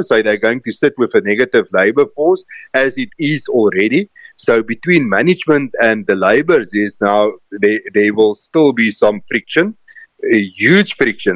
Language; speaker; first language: English; non-native, local second language; Afrikaans